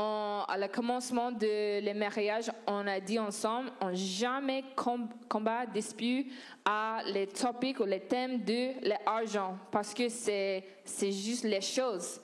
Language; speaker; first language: French; non-native, learner; English